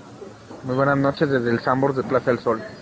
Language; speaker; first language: Spanish; native; Spanish